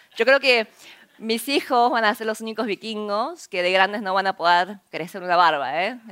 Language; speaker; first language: Spanish; early bilingual, other home language; Korean